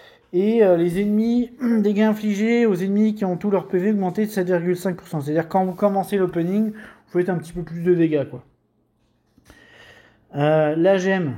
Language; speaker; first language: French; native; French